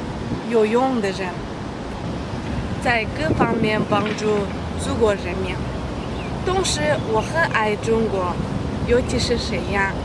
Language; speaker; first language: Chinese; non-native, fluent; Kyrgyz